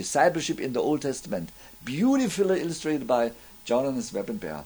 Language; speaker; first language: English; non-native, fluent; German